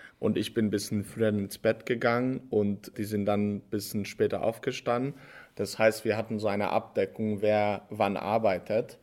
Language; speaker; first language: German; non-native, fluent; Hungarian